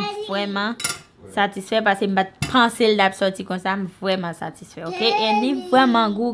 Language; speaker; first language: Haitian Creole; early bilingual, heritage; Haitian Creole